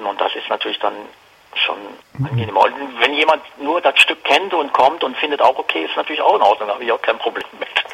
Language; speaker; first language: German; native; German